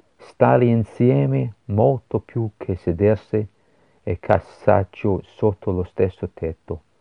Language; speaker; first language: Italian; non-native, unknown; English